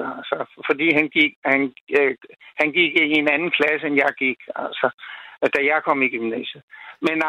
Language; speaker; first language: Danish; native; Danish